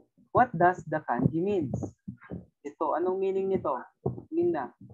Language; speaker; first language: English; non-native, local second language; Filipino